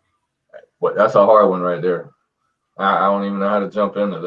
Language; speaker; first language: English; native; English